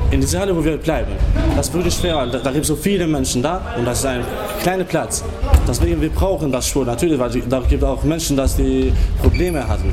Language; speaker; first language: German; non-native, learner; Albanian